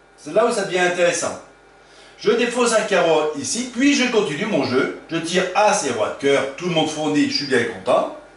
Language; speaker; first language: French; native; French